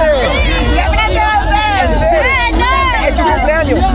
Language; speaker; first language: Spanish; non-native, learner; French